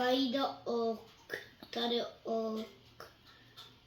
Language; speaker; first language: Swedish; early bilingual, other home language; Bangla